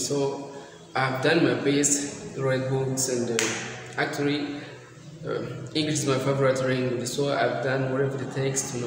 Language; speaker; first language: English; non-native, fluent; Rundi